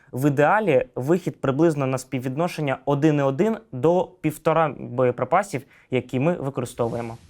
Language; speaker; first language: Ukrainian; native; Ukrainian